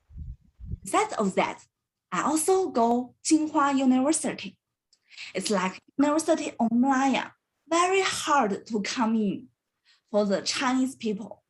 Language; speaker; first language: English; non-native, learner; Chinese